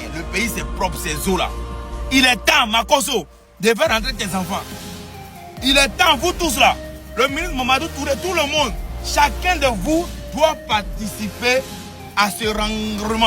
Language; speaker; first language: French; native; French